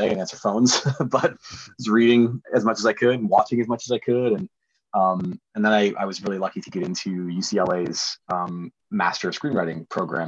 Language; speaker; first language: English; native; English